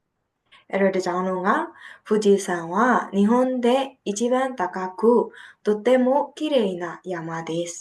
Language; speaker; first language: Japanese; non-native, fluent; Burmese